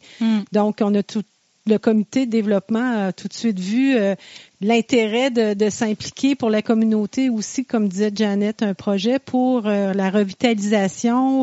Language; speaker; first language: French; native; French